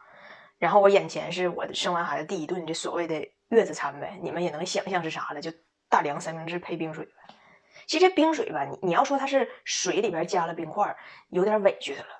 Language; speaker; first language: Chinese; native; Chinese